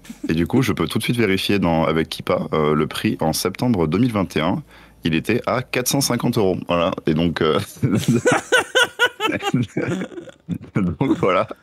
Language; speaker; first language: French; native; French